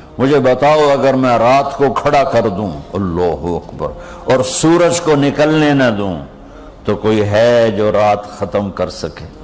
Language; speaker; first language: Urdu; non-native, local second language; Punjabi